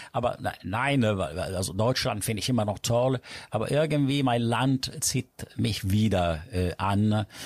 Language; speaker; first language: German; non-native, fluent; Italian